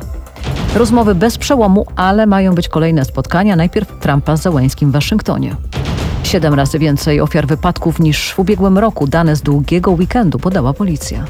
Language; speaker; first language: Polish; native; Polish